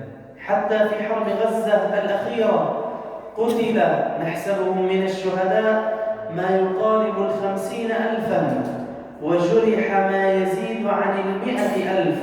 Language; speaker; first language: Arabic; native; Arabic